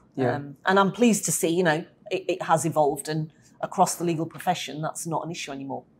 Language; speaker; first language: English; native; English